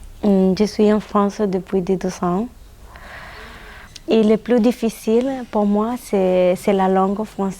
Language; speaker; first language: French; non-native, learner; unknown